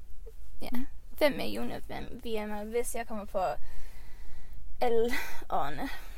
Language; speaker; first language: Danish; early bilingual, heritage; Swedish